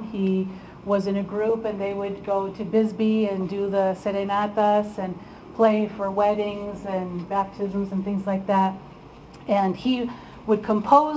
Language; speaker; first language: English; early bilingual, other home language; Spanish